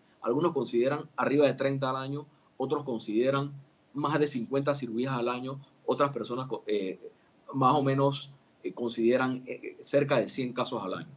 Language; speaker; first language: Spanish; native; Spanish